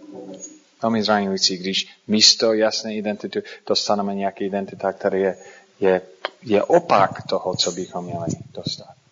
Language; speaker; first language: Czech; non-native, fluent; English